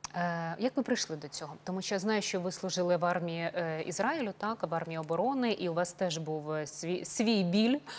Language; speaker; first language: Ukrainian; native; Ukrainian